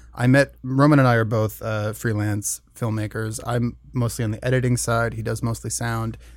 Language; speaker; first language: English; native; English